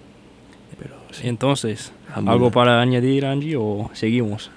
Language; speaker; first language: Spanish; non-native, learner; English